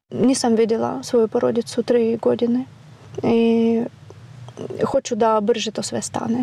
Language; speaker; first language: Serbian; non-native, fluent; Ukrainian